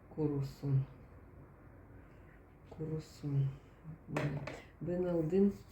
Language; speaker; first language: Turkish; non-native, learner; Russian